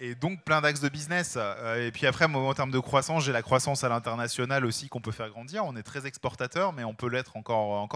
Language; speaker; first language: French; native; French